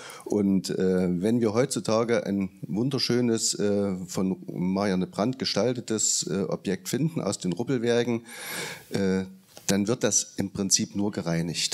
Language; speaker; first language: German; native; German